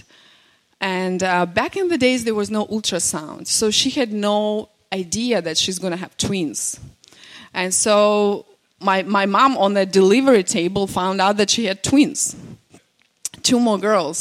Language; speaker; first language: English; non-native, fluent; Russian